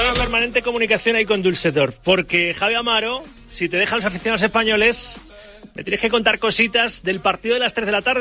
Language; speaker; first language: Spanish; native; Spanish